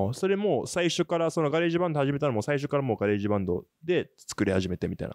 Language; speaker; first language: Japanese; native; Japanese